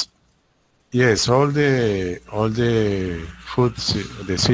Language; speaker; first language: English; non-native, learner; Spanish